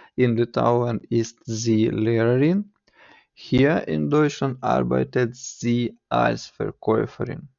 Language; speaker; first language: German; non-native, fluent; Ukrainian